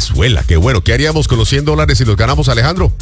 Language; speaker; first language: Spanish; native; Spanish